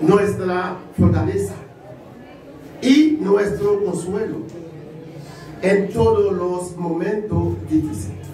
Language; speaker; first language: Spanish; non-native, learner; Haitian Creole